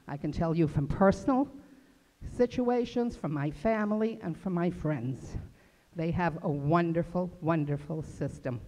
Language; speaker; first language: English; native; English